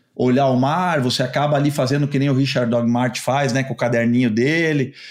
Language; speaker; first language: Portuguese; native; Portuguese